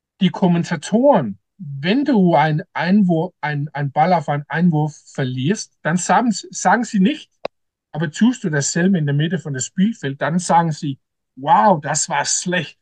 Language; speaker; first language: German; non-native, learner; Danish